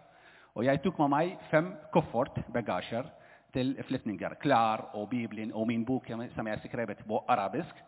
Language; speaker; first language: Norwegian; non-native, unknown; Arabic